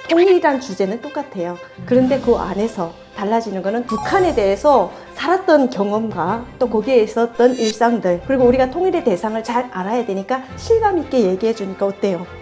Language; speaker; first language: Korean; native; Korean